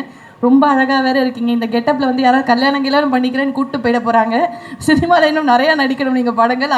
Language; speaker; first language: Tamil; native; Tamil